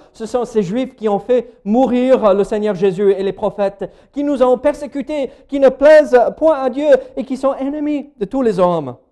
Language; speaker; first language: French; non-native, fluent; English